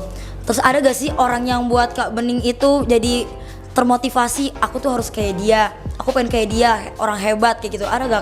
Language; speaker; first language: Indonesian; native; Indonesian